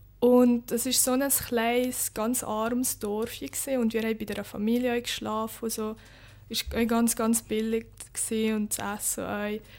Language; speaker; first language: German; early bilingual, other home language; Bosnian